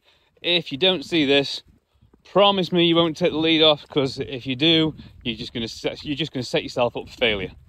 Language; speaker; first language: English; native; English